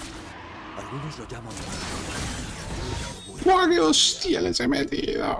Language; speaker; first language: Spanish; native; Spanish